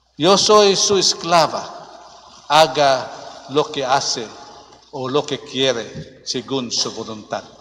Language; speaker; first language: Spanish; non-native, fluent; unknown